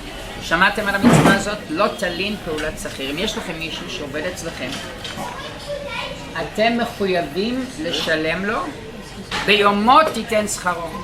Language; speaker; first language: Hebrew; non-native, fluent; English